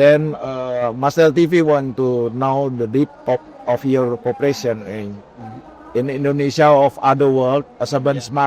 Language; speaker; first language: English; non-native, learner; Indonesian